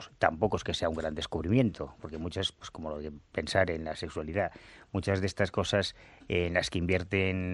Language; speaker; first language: Spanish; native; Spanish